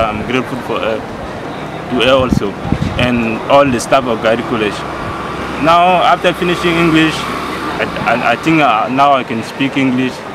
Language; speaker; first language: English; non-native, learner; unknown